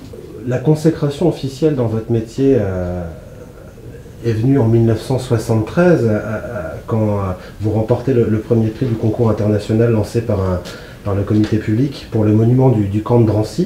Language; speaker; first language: French; native; French